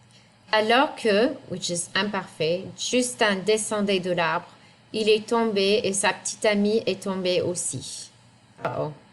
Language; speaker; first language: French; non-native, fluent; English